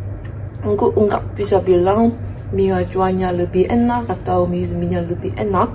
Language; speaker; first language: Indonesian; non-native, fluent; Korean